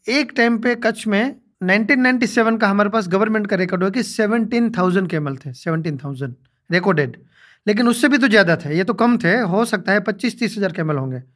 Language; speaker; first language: Hindi; non-native, local second language; Gujarati